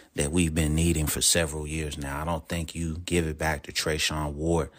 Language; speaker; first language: English; native; English